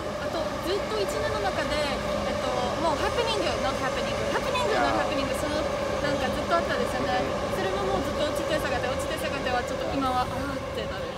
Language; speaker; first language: Japanese; non-native, learner; Polish